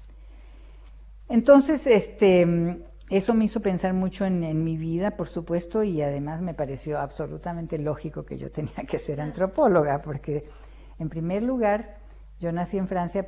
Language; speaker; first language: Spanish; early bilingual, other home language; Russian